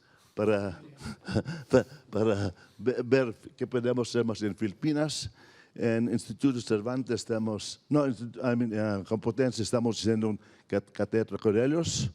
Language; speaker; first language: Spanish; non-native, fluent; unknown